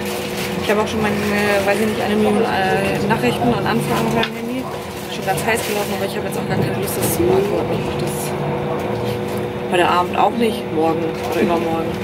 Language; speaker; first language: German; native; German